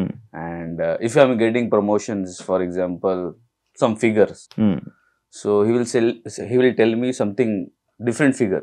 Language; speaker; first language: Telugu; non-native, local second language; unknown